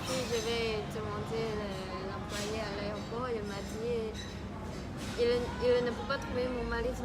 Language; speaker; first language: French; non-native, learner; Chinese